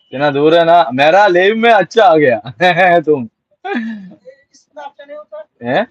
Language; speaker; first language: Hindi; non-native, local second language; Malayalam